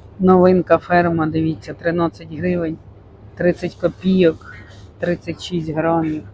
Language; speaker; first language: Ukrainian; native; Ukrainian